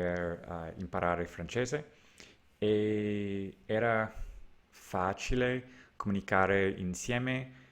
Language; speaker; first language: Italian; non-native, learner; English